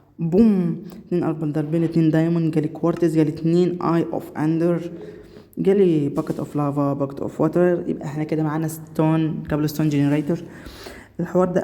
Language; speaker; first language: Arabic; native; Arabic